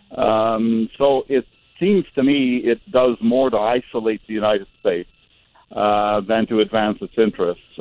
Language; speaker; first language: English; non-native, fluent; Arabic